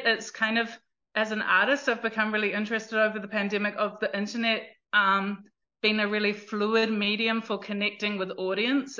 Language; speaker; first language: English; native; English